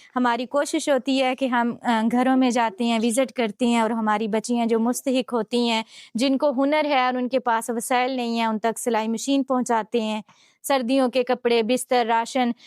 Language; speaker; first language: Urdu; non-native, local second language; Punjabi